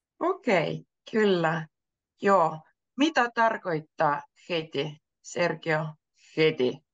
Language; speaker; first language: Finnish; native; Finnish